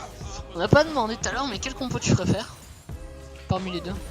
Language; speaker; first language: French; native; French